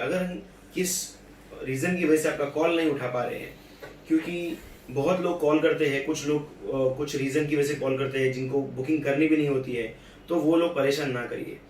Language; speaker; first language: Hindi; native; Hindi